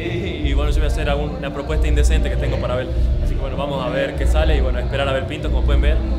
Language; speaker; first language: Spanish; native; Spanish